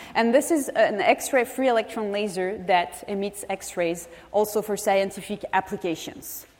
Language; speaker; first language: English; non-native, fluent; French